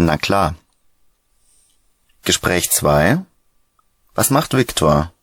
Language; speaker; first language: German; non-native, fluent; Ukrainian